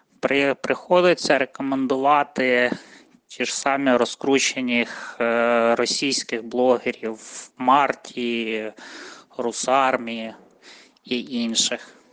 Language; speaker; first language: Ukrainian; native; Ukrainian